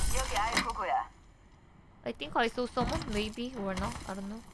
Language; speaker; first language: English; non-native, learner; Korean